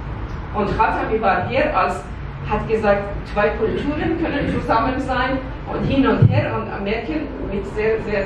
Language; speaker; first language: German; non-native, learner; Persian